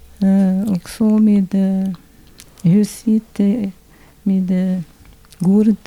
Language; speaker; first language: Swedish; non-native, learner; Arabic